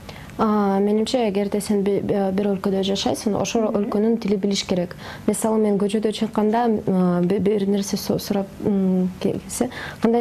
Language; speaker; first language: Kyrgyz; non-native, fluent; Russian